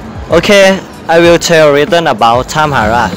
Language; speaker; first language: English; non-native, learner; Thai